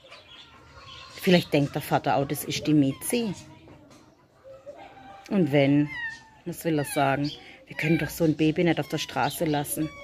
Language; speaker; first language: German; native; German